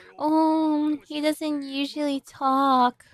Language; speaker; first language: English; native; English